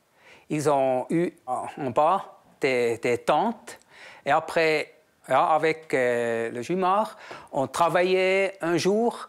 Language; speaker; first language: French; non-native, fluent; German